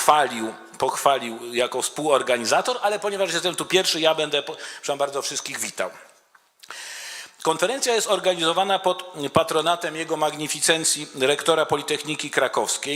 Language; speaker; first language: Polish; native; Polish